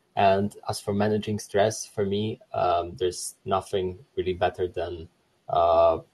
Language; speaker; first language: English; non-native, fluent; Polish